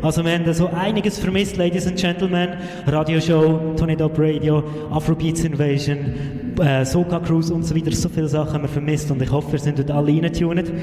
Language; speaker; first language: German; native; German